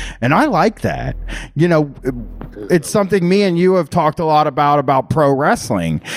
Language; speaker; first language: English; native; English